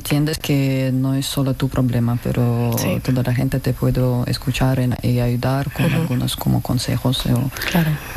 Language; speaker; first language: Spanish; non-native, learner; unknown